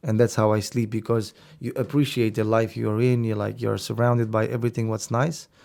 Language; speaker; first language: English; non-native, fluent; Romanian